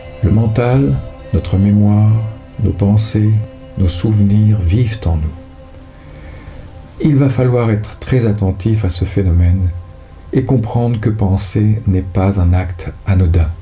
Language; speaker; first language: French; native; French